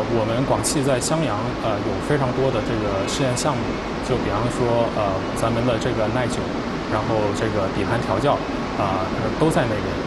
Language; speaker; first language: Chinese; native; Chinese